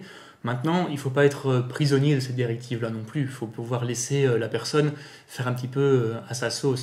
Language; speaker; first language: French; native; French